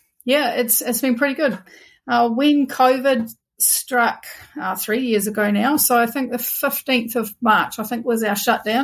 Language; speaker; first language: English; native; English